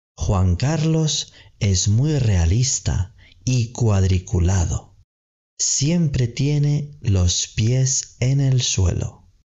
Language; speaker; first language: Spanish; native; Spanish